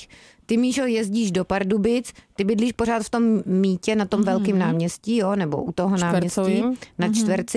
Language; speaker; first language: Czech; native; Czech